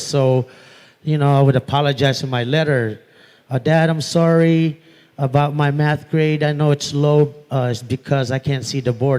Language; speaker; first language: English; non-native, local second language; Pampanga